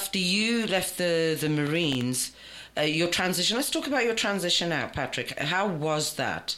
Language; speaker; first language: English; native; English